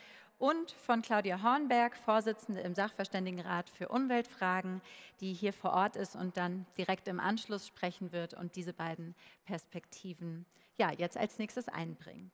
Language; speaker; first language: German; native; German